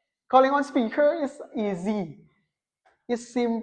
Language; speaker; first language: English; non-native, fluent; Indonesian